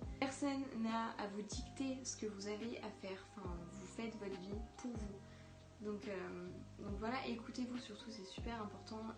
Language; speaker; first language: French; native; French